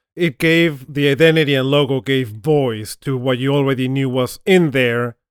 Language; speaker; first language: English; non-native, fluent; Spanish